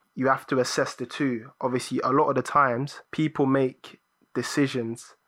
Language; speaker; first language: English; early bilingual, other home language; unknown